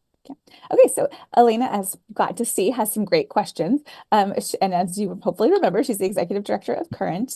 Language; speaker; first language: English; native; English